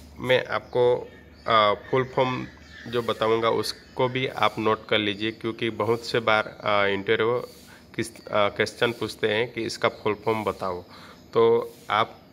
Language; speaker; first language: Hindi; non-native, local second language; Gujarati